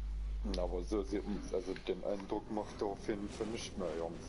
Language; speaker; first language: German; native; German